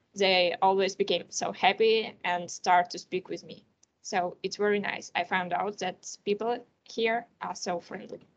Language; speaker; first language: English; non-native, learner; Russian